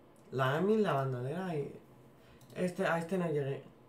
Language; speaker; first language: Spanish; native; Spanish